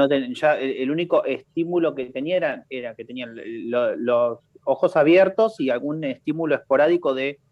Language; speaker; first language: Spanish; native; Spanish